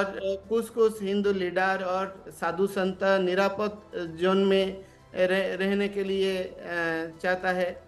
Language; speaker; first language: Hindi; non-native, learner; Bangla